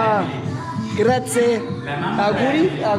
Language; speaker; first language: Italian; non-native, learner; French